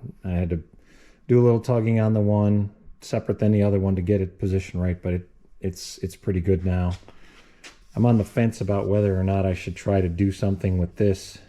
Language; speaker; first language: English; native; English